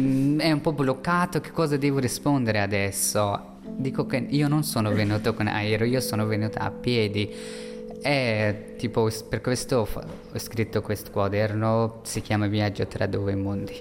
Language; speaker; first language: Italian; non-native, learner; Persian